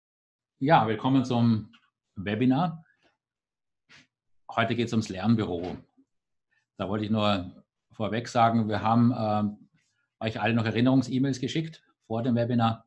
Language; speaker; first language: German; native; German